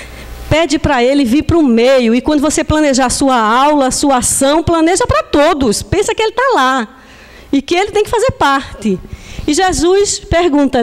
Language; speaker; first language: Portuguese; native; Portuguese